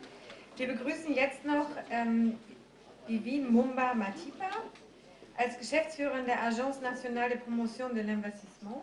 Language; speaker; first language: German; native; German